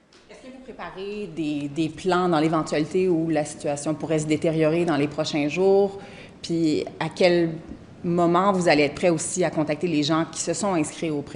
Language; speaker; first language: French; native; French